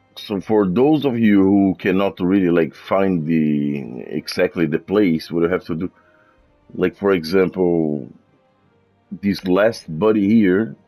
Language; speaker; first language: English; non-native, fluent; Portuguese